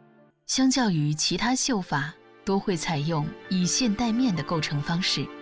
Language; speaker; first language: Chinese; native; Chinese